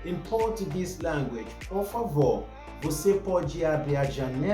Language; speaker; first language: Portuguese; non-native, fluent; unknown